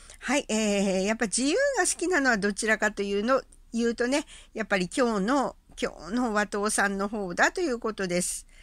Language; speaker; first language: Japanese; native; Japanese